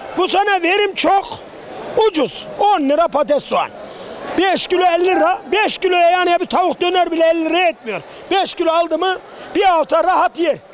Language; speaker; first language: Turkish; native; Turkish